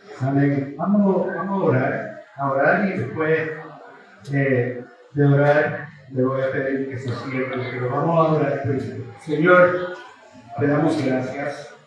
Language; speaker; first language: Spanish; early bilingual, heritage; Spanish